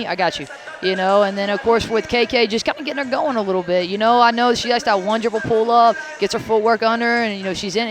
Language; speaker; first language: English; native; English